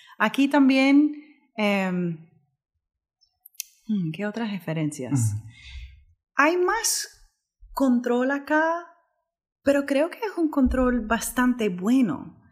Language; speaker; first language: Spanish; early bilingual, heritage; Spanish